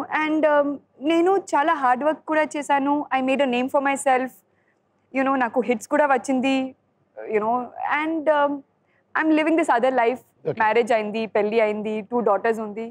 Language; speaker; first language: Telugu; non-native, learner; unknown